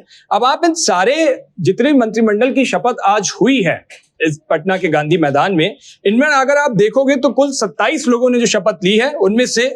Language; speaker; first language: Hindi; native; Hindi